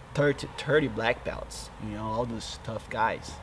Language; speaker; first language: English; non-native, fluent; Portuguese